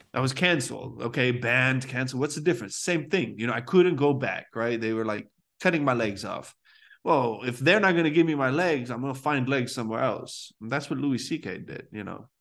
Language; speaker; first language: English; early bilingual, other home language; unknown